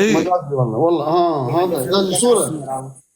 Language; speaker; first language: Arabic; native; Arabic